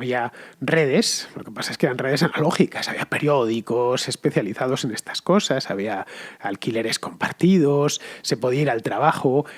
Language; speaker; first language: Spanish; native; Spanish